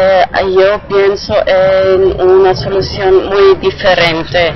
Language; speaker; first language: Spanish; non-native, fluent; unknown